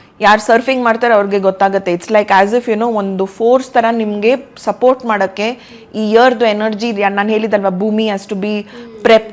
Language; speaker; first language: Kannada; non-native, local second language; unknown